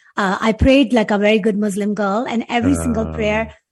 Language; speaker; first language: English; non-native, local second language; Urdu